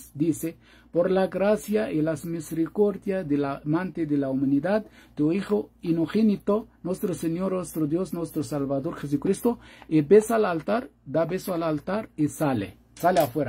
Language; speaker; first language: Spanish; non-native, fluent; Arabic